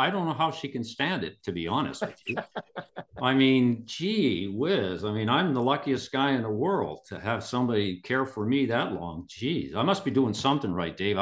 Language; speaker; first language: English; native; English